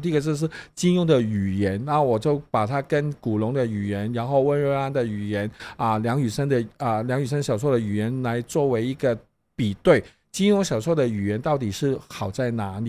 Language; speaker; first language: Chinese; non-native, local second language; Cantonese